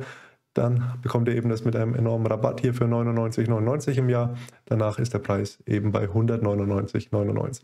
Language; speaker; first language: German; native; German